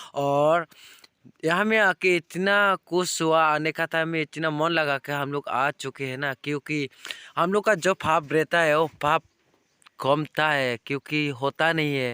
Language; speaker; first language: Hindi; non-native, local second language; Chakma